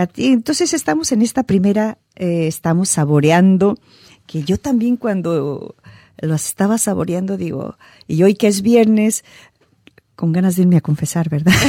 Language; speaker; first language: Spanish; native; Spanish